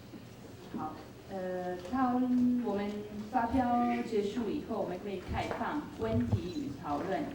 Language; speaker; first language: Chinese; non-native, fluent; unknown